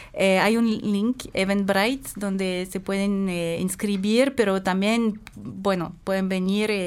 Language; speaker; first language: Spanish; non-native, fluent; French